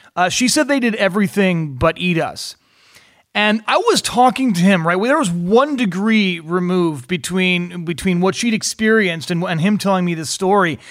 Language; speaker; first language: English; native; English